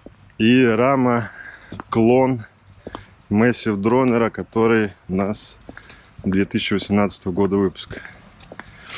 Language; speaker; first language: Russian; native; Russian